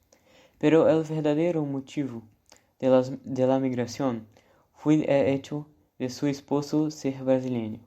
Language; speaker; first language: Spanish; non-native, learner; Portuguese